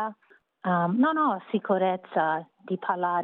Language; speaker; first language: Italian; non-native, learner; English